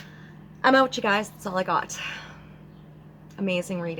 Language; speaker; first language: English; native; English